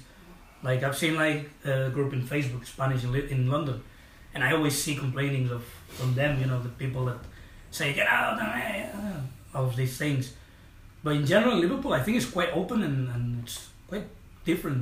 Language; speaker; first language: English; non-native, fluent; Spanish